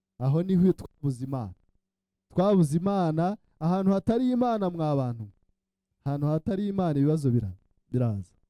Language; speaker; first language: Kinyarwanda; early bilingual, heritage; Kinyarwanda